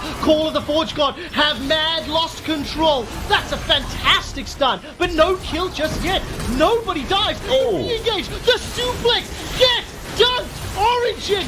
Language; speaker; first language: English; native; English